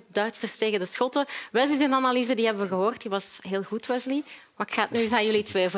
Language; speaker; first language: Dutch; native; Dutch